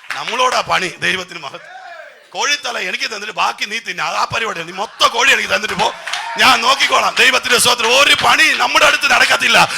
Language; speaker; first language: Malayalam; non-native, local second language; Tamil